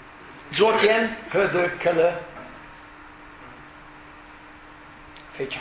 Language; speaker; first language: Chinese; non-native, learner; Italian